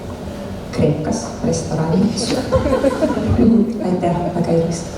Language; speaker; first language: Estonian; non-native, local second language; Russian